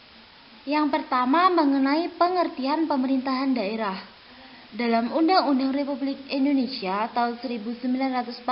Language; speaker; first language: Indonesian; native; Indonesian